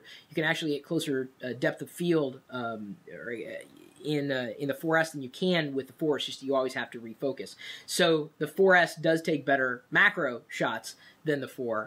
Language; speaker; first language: English; native; English